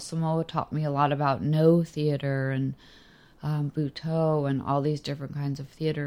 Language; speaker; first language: English; native; English